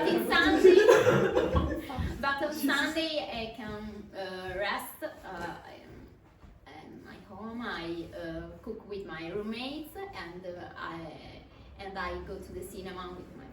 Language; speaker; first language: English; non-native, learner; Italian